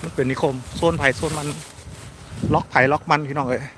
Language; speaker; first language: Thai; native; Thai